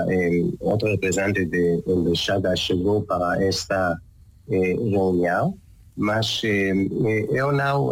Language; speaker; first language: Portuguese; non-native, learner; Hebrew